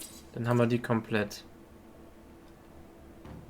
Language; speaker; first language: German; native; German